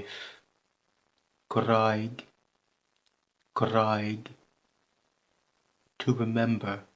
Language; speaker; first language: Welsh; non-native, learner; English